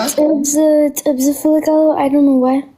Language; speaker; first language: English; non-native, learner; Amharic